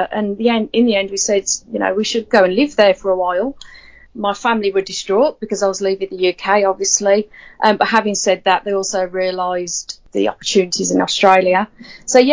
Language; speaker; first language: English; native; English